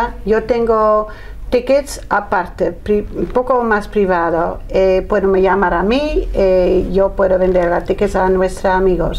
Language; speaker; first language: Spanish; non-native, learner; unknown